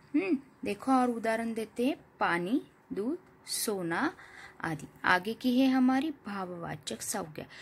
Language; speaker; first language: Hindi; non-native, local second language; Marathi